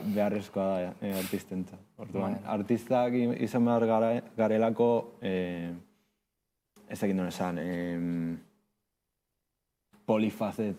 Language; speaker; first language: Basque; non-native, local second language; Spanish